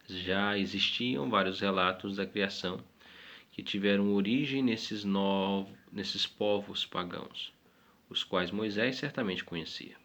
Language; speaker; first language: Portuguese; native; Portuguese